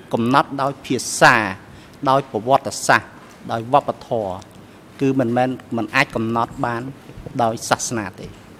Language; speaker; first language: Khmer; non-native, local second language; Western Cham